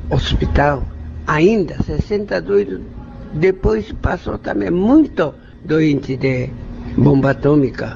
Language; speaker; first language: Portuguese; non-native, learner; Japanese